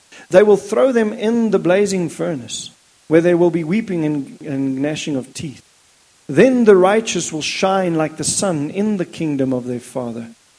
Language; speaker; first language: English; non-native, local second language; Afrikaans